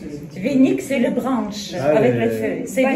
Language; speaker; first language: French; non-native, learner; Russian